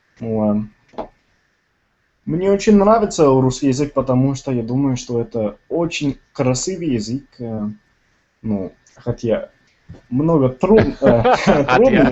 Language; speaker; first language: Russian; non-native, learner; Tamil